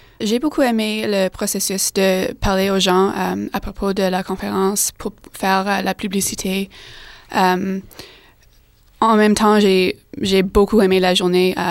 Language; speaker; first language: French; non-native, fluent; English